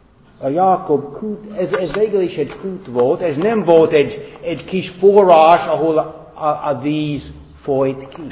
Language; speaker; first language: Hungarian; non-native, fluent; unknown